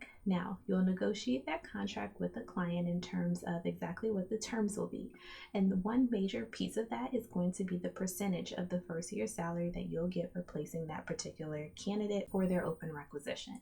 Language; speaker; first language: English; native; English